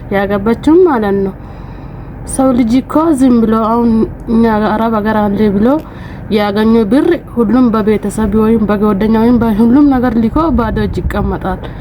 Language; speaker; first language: Amharic; non-native, local second language; Oromo